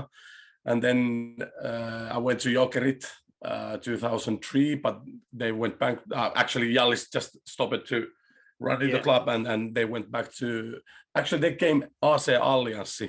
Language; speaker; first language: English; non-native, fluent; Spanish